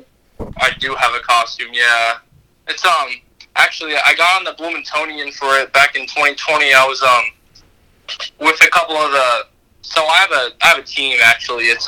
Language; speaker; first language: English; native; English